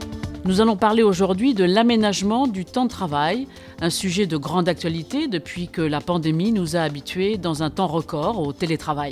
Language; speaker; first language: French; native; French